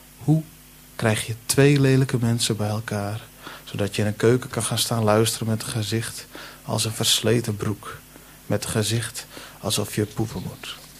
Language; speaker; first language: Dutch; non-native, local second language; Western Frisian